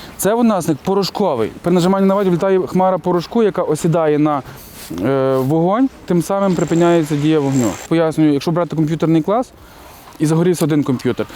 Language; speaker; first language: Ukrainian; native; Ukrainian